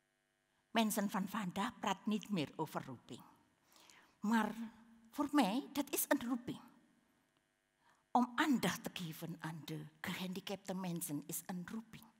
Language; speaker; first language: Dutch; non-native, learner; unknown